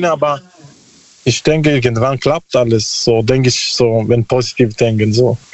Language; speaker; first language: German; non-native, learner; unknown